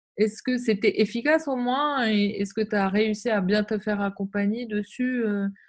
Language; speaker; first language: French; native; French